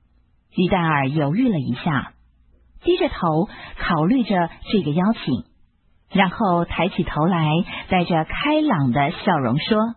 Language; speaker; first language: Chinese; native; Chinese